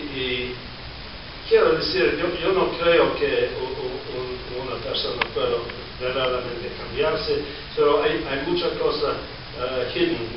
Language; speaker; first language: Spanish; non-native, learner; English